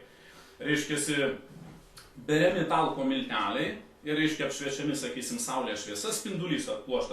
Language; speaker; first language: Lithuanian; native; Lithuanian